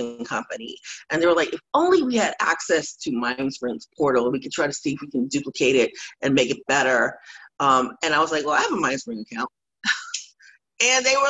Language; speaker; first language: English; native; English